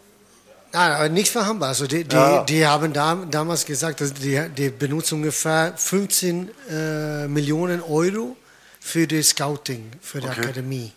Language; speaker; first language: German; non-native, fluent; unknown